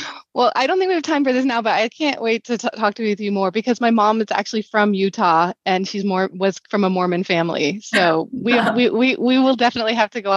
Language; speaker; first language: English; native; English